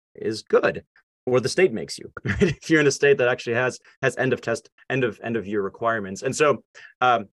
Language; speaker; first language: English; non-native, fluent; German